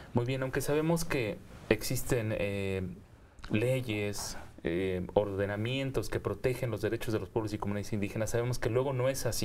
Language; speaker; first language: Spanish; native; Spanish